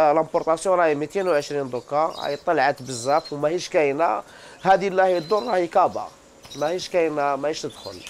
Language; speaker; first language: Arabic; native; Arabic